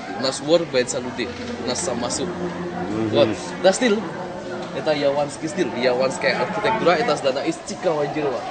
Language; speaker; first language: Russian; non-native, learner; Indonesian